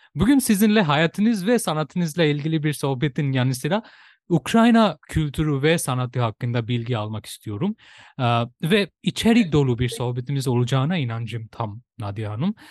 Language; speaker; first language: Turkish; non-native, fluent; Bangla